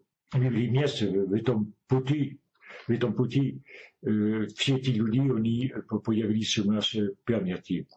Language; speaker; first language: Russian; non-native, learner; French